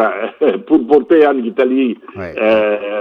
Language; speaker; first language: French; non-native, fluent; Italian